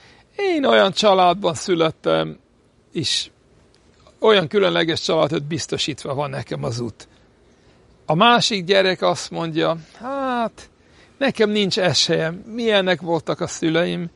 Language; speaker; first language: Hungarian; non-native, fluent; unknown